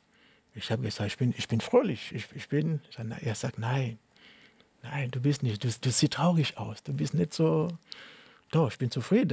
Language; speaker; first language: German; non-native, learner; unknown